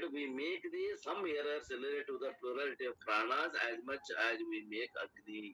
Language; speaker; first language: English; non-native, local second language; Kannada